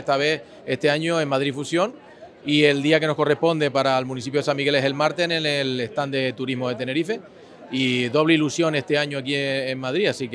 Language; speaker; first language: Spanish; native; Spanish